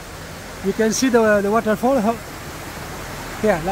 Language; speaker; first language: English; non-native, fluent; French